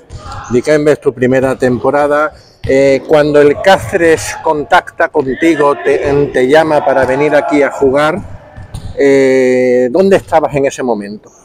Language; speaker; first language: Spanish; native; Spanish